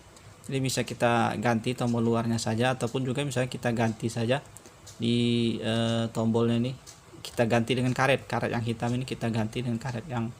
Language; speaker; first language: Indonesian; native; Indonesian